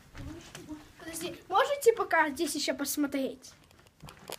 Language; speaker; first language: Russian; early bilingual, heritage; Russian